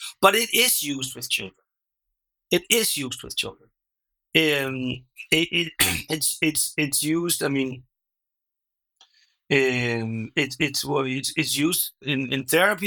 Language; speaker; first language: English; non-native, fluent; Danish